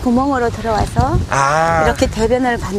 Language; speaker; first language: Korean; native; Korean